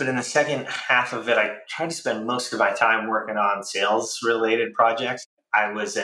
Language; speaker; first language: English; native; English